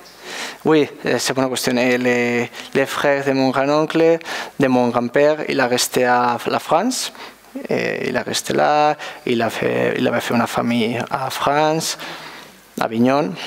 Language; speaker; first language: French; non-native, learner; Spanish